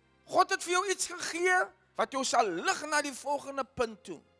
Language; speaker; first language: Afrikaans; early bilingual, heritage; Afrikaans